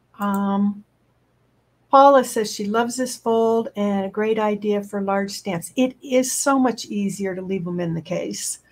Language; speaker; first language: English; native; English